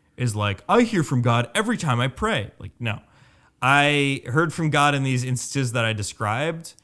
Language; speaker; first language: English; native; English